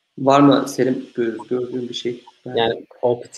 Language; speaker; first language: Turkish; native; Turkish